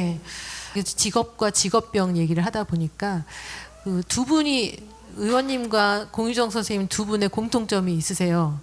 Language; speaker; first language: Korean; native; Korean